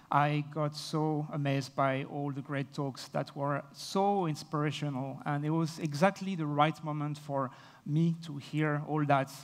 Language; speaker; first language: English; non-native, fluent; French